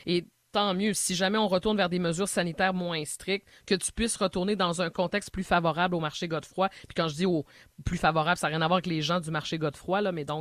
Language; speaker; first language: French; native; French